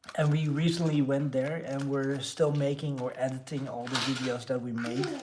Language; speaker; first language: English; non-native, fluent; Dutch